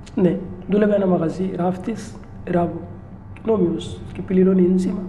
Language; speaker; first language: Greek; non-native, learner; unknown